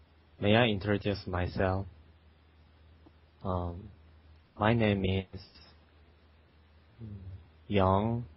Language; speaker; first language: English; non-native, learner; Korean